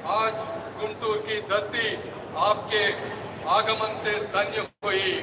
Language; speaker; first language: Hindi; non-native, local second language; Telugu